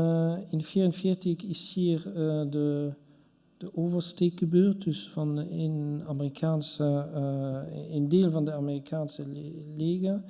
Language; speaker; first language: Dutch; non-native, local second language; French